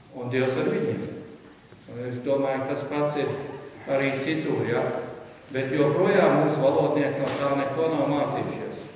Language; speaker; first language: Latvian; native; Latvian